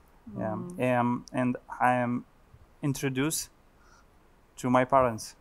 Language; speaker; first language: English; non-native, learner; Russian